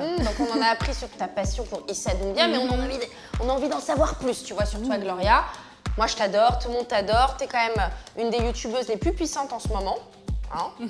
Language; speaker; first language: French; early bilingual, other home language; Arabic